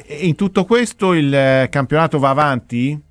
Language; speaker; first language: Italian; native; Italian